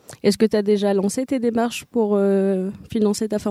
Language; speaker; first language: French; native; French